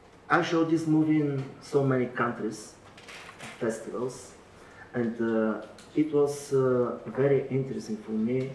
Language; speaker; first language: English; non-native, learner; Bulgarian